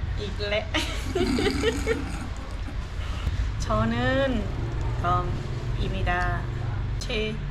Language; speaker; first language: Korean; non-native, learner; Lao